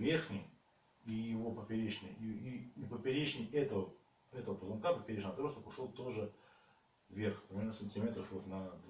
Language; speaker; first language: Russian; native; Russian